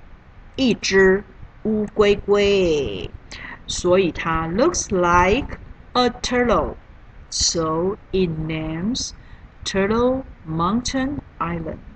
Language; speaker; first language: English; non-native, learner; Chinese